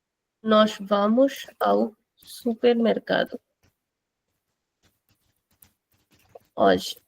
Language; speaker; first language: Portuguese; non-native, fluent; Hindi